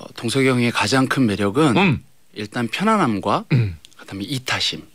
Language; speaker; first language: Korean; native; Korean